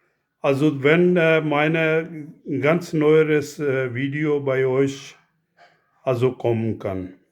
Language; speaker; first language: German; non-native, learner; Urdu